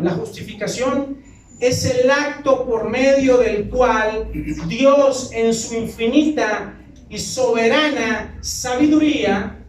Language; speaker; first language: Spanish; native; Spanish